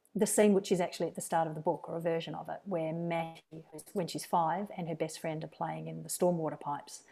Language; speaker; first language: English; native; English